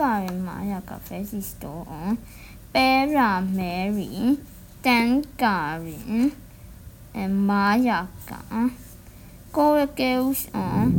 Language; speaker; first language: Finnish; non-native, learner; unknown